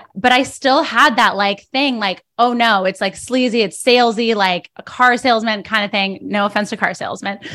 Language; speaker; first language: English; early bilingual, other home language; Spanish